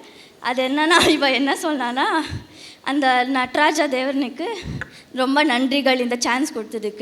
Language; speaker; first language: Tamil; non-native, learner; Kannada